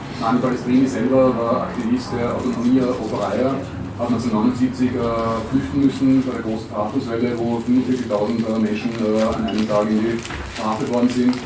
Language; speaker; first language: German; native; German